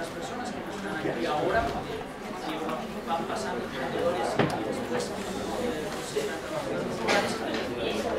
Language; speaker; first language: Spanish; non-native, local second language; Catalan